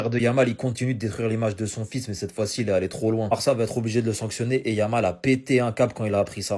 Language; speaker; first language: French; native; French